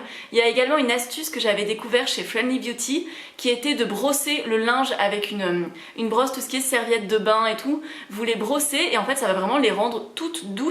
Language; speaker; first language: French; native; French